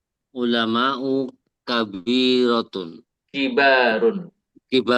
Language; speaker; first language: Arabic; non-native, learner; Indonesian